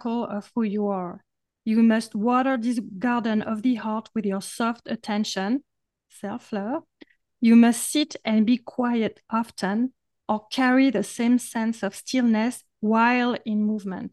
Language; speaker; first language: English; non-native, fluent; French